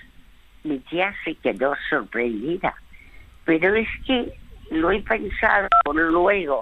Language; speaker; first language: Spanish; early bilingual, other home language; French